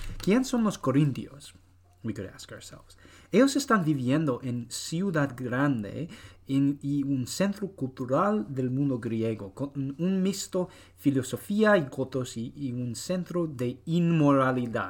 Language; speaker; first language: Spanish; non-native, learner; English